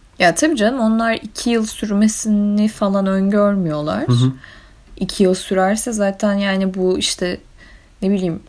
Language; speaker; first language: Turkish; native; Turkish